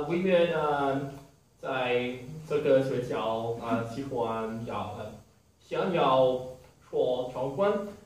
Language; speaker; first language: Chinese; non-native, learner; Portuguese